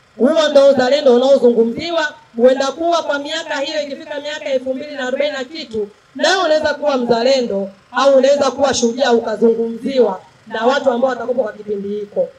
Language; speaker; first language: Swahili; native; Swahili